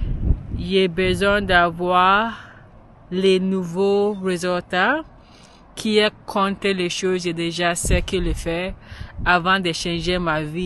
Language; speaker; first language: French; non-native, learner; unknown